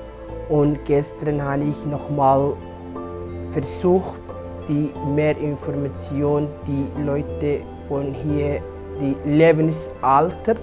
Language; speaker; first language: German; non-native, fluent; Somali